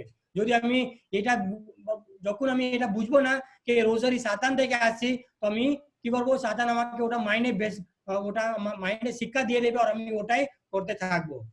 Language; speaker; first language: Bangla; non-native, local second language; Hindi